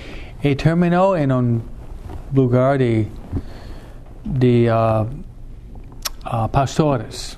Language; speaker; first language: Spanish; non-native, fluent; English